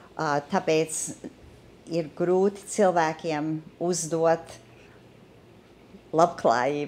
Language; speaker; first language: Latvian; early bilingual, heritage; English